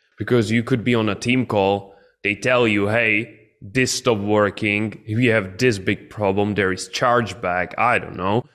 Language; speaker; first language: English; non-native, fluent; Czech